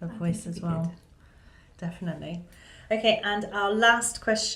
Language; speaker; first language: English; native; English